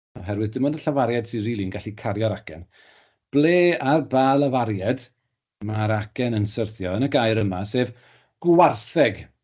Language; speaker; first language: Welsh; native; Welsh